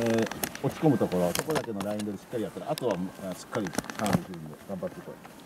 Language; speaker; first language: Japanese; native; Japanese